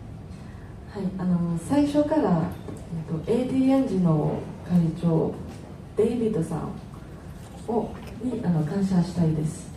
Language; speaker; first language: Japanese; non-native, fluent; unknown